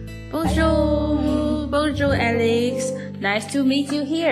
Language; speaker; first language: English; non-native, learner; Chinese